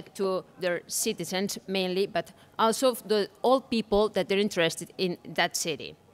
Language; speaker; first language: English; non-native, learner; Spanish